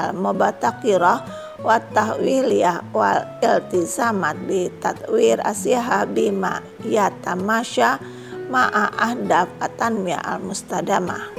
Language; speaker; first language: Arabic; non-native, fluent; Indonesian